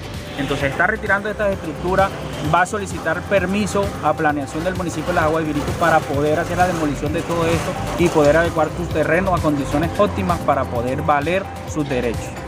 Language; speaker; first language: Spanish; native; Spanish